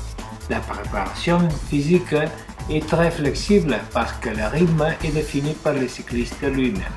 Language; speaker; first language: French; non-native, learner; Spanish